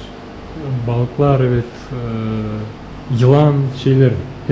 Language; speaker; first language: Turkish; non-native, learner; Bashkir